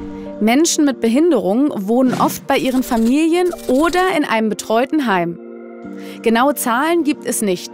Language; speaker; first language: German; native; German